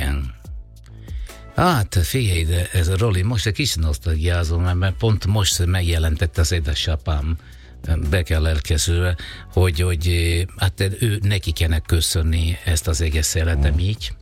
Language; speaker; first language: Hungarian; non-native, learner; Italian